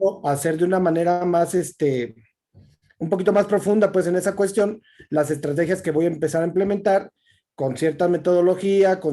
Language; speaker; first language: Spanish; native; Spanish